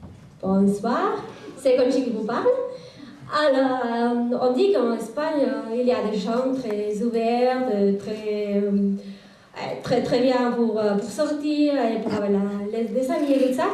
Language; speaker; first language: French; non-native, fluent; Spanish